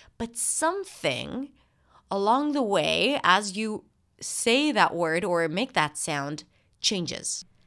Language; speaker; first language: English; non-native, fluent; Hebrew